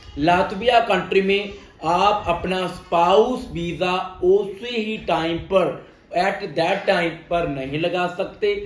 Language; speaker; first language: Hindi; non-native, local second language; Punjabi